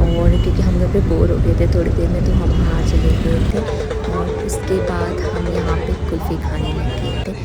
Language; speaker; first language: Hindi; native; Hindi